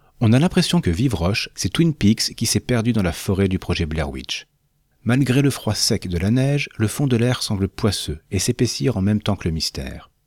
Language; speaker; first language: French; native; French